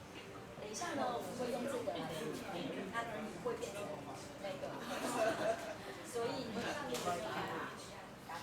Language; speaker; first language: Chinese; native; Chinese